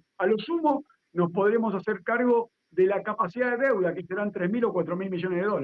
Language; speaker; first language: Spanish; native; Spanish